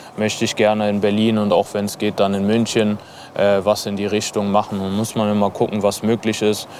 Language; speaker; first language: German; native; German